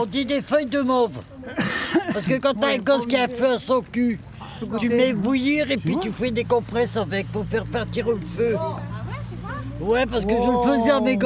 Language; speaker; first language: French; native; French